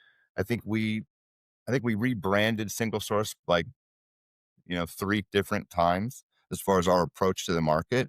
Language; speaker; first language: English; native; English